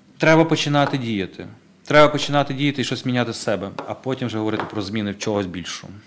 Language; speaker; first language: Ukrainian; native; Ukrainian